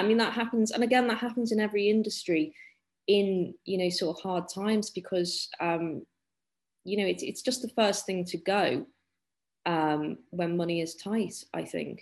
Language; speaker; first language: English; native; English